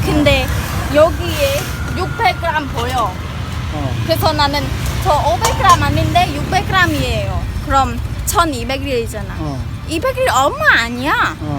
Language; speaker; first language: Korean; non-native, learner; Khmer